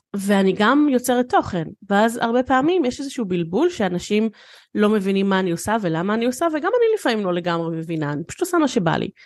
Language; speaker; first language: Hebrew; native; Hebrew